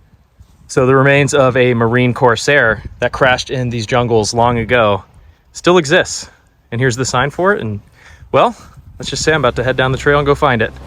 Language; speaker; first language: English; native; English